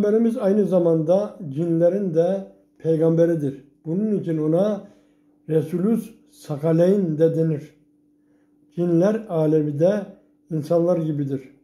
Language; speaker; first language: Turkish; native; Turkish